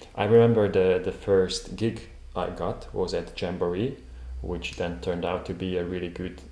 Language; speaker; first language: English; non-native, fluent; Hungarian